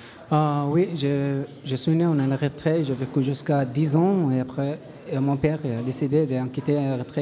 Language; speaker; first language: French; non-native, learner; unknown